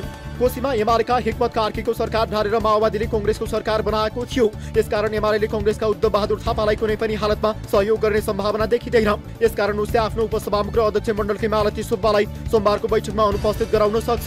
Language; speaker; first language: Nepali; native; Nepali